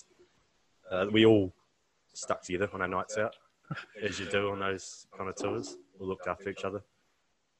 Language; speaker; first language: English; native; English